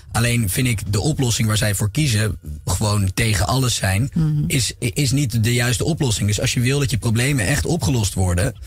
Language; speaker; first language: Dutch; native; Dutch